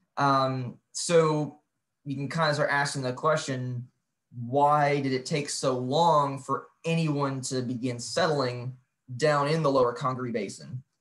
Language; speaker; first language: English; native; English